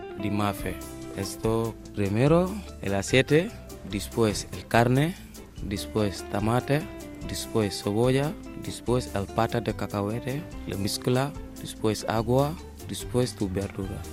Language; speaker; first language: Spanish; non-native, learner; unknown